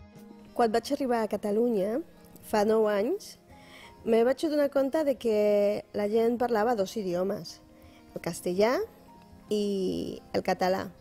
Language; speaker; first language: Catalan; non-native, fluent; Spanish